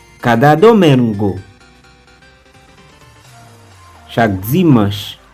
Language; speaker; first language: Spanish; non-native, learner; Haitian Creole